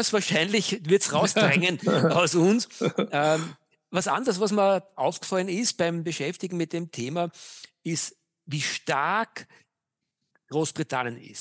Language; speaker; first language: German; native; German